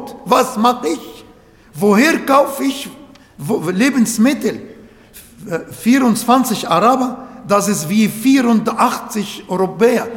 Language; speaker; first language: German; non-native, learner; Arabic